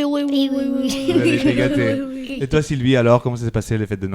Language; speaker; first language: French; native; French